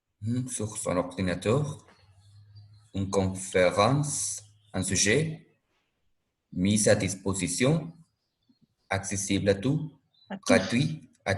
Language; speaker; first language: French; non-native, learner; Spanish